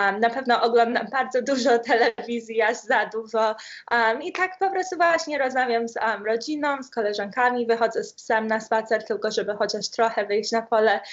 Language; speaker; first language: Polish; early bilingual, heritage; Polish